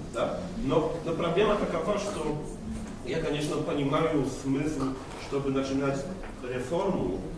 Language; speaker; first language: Russian; non-native, fluent; Polish